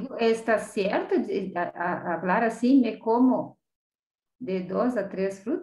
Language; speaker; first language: Spanish; non-native, learner; Portuguese